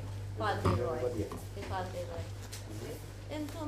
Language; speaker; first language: Spanish; non-native, fluent; English